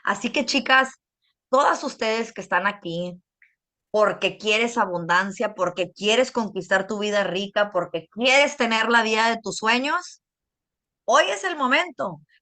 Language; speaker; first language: Spanish; early bilingual, heritage; Spanish